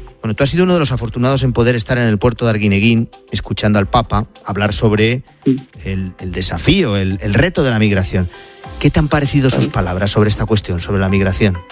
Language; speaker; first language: Spanish; native; Spanish